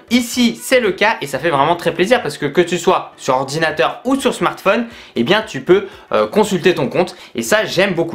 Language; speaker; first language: French; native; French